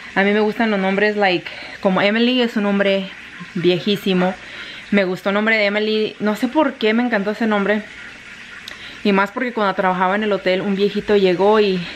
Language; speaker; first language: Spanish; early bilingual, heritage; Spanish